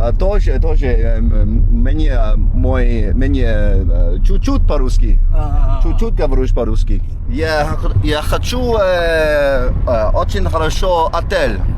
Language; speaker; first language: Russian; non-native, learner; English